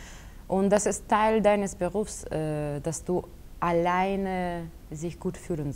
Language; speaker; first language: German; non-native, fluent; Russian